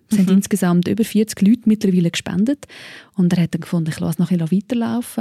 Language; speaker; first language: German; native; German